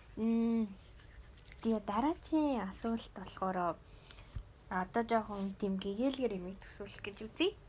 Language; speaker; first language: Mongolian; native; Mongolian